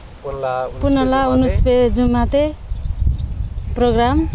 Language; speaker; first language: Romanian; non-native, learner; Nepali